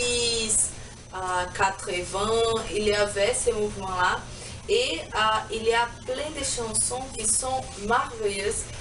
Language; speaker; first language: French; non-native, learner; Portuguese